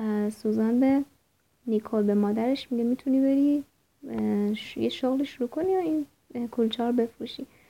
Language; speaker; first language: Persian; native; Persian